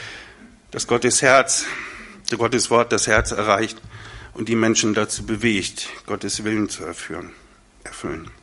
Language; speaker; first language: German; native; German